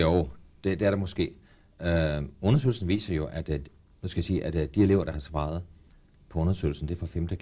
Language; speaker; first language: Danish; native; Danish